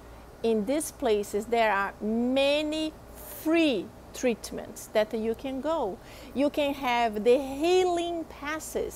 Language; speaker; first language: English; non-native, fluent; Portuguese